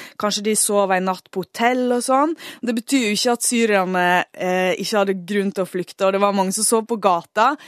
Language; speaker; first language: Norwegian; native; Norwegian